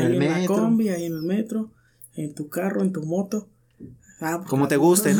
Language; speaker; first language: Spanish; native; Spanish